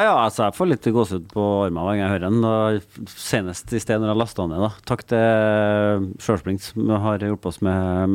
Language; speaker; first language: Norwegian; native; Norwegian